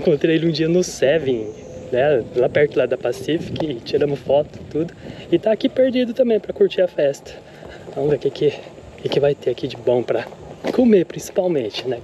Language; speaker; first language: Portuguese; native; Portuguese